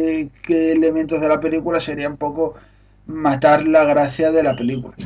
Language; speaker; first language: Spanish; native; Spanish